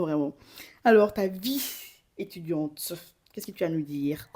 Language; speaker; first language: French; non-native, local second language; Bambara